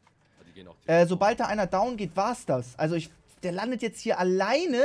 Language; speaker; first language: German; native; German